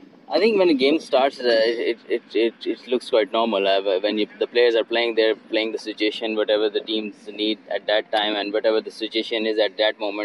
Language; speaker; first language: English; non-native, local second language; Hindi